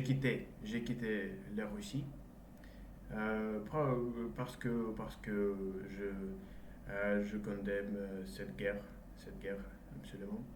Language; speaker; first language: French; non-native, learner; Russian